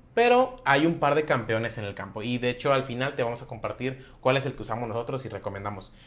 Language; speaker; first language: Spanish; native; Spanish